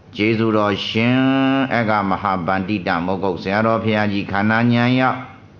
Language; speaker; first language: Burmese; native; Burmese